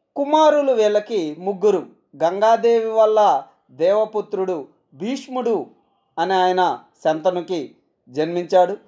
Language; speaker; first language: Telugu; native; Telugu